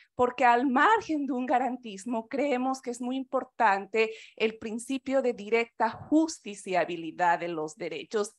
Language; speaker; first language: Spanish; native; Spanish